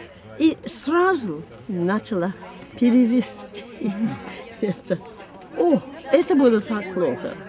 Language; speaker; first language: Russian; non-native, fluent; English